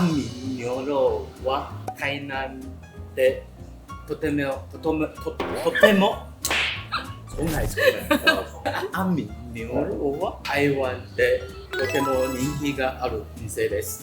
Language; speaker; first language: Japanese; non-native, learner; Chinese